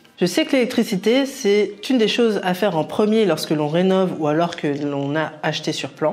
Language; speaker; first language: French; native; French